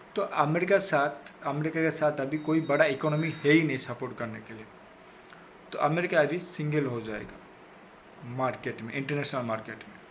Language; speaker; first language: Hindi; non-native, local second language; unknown